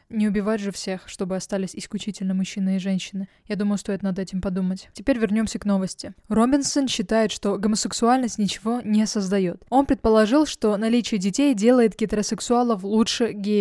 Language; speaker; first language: Russian; native; Russian